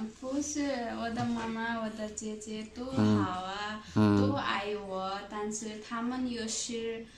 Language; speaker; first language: Chinese; non-native, learner; Nepali